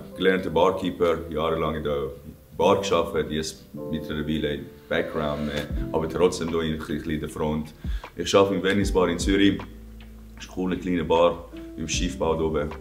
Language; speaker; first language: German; non-native, fluent; Persian